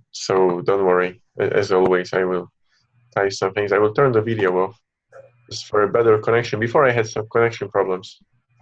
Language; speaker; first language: English; non-native, fluent; Polish